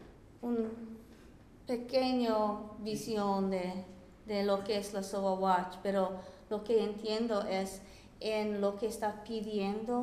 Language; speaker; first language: Spanish; non-native, fluent; English